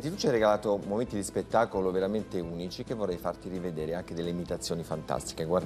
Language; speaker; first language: Italian; native; Italian